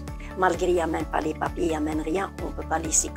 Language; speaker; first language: French; non-native, learner; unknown